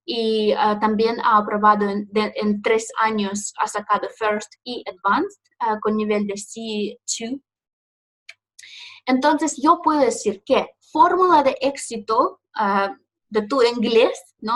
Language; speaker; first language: Spanish; non-native, fluent; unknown